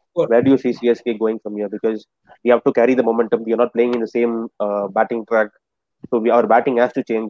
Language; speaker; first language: English; non-native, local second language; Tamil